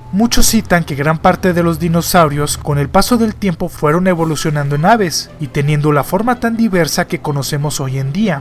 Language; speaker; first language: Spanish; native; Spanish